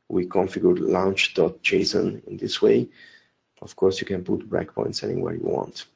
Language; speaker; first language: English; non-native, fluent; Italian